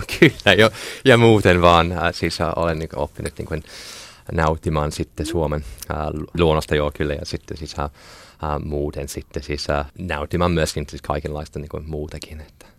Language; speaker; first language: Finnish; non-native, fluent; English